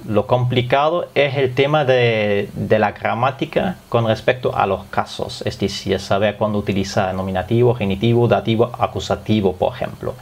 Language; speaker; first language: Spanish; non-native, fluent; German